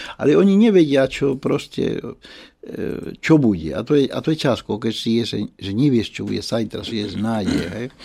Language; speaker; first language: Slovak; non-native, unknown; Spanish